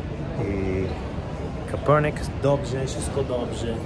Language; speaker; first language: Polish; non-native, learner; English